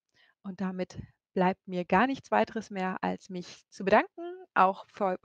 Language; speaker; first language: German; native; German